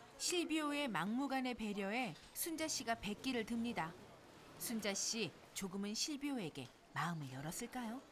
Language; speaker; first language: Korean; native; Korean